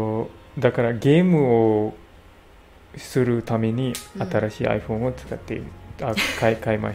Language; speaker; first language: Japanese; non-native, learner; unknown